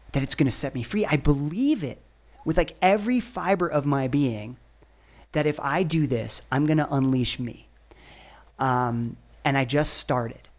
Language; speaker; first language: English; native; English